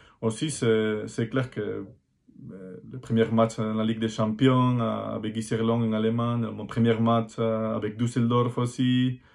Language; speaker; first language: French; non-native, fluent; Spanish